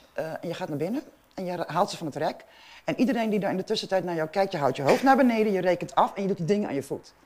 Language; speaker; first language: Dutch; non-native, local second language; Papiamento